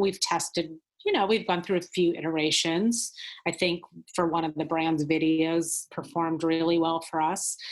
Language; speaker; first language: English; native; English